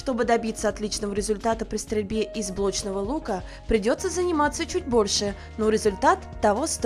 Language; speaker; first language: Russian; native; Russian